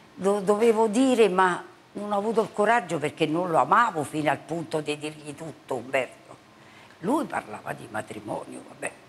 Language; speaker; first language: Italian; native; Italian